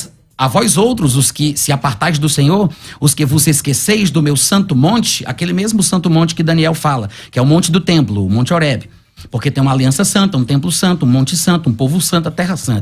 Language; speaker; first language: Portuguese; native; Portuguese